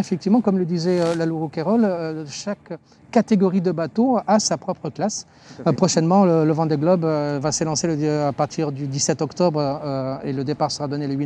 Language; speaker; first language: French; native; French